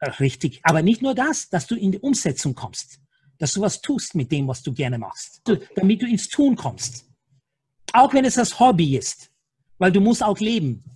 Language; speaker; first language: German; non-native, fluent; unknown